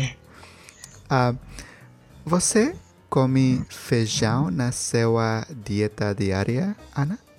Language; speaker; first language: Portuguese; non-native, learner; Spanish